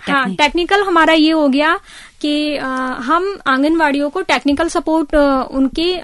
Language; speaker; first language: Hindi; native; Hindi